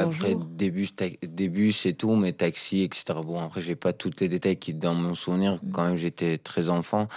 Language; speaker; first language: French; non-native, fluent; Persian